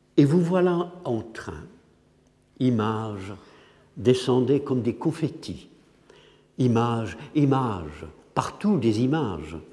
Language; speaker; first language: French; non-native, fluent; English